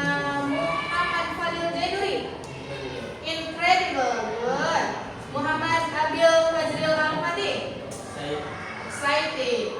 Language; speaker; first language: English; non-native, learner; Indonesian